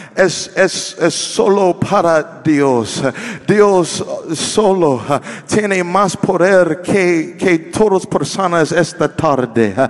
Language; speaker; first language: Spanish; non-native, learner; English